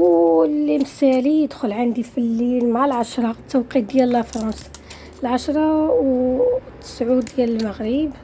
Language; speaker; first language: Arabic; native; Arabic